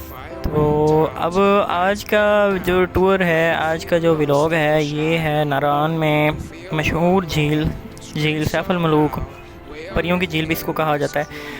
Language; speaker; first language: Urdu; native; Urdu